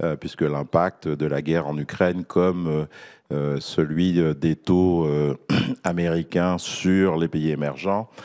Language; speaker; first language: French; native; French